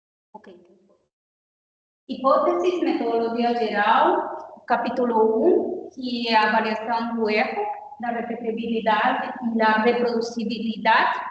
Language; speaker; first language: Portuguese; non-native, learner; Spanish